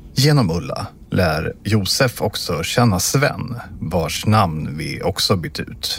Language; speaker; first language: Swedish; native; Swedish